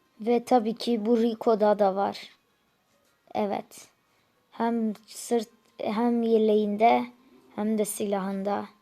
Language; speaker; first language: Turkish; native; Turkish